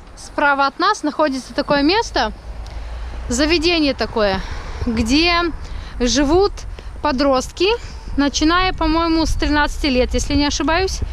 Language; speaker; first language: Russian; native; Russian